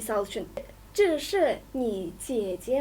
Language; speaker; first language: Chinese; non-native, fluent; Kyrgyz